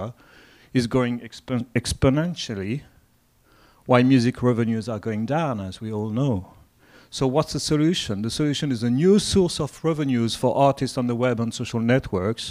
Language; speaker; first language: English; non-native, fluent; French